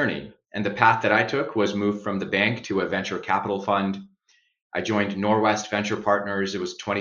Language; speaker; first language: English; non-native, local second language; Urdu